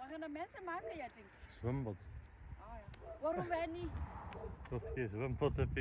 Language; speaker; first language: Dutch; non-native, learner; Thai